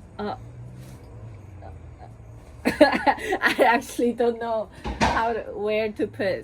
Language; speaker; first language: English; non-native, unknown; Korean